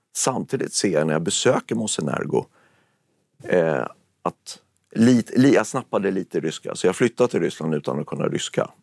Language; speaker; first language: Swedish; native; Swedish